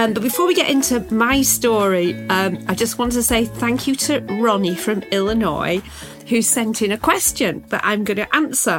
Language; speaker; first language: English; native; English